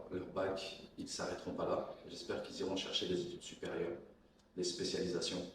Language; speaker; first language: French; native; French